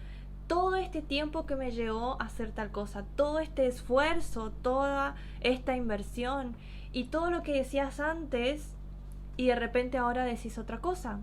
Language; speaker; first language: Spanish; native; Spanish